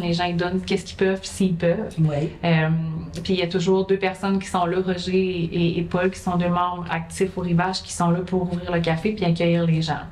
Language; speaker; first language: French; native; French